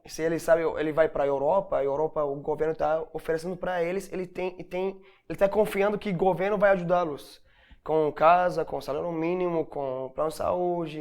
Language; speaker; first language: Portuguese; non-native, learner; Arabic